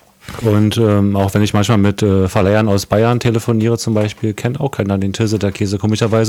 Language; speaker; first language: German; native; German